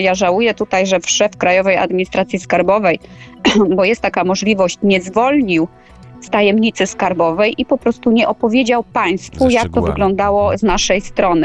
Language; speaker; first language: Polish; native; Polish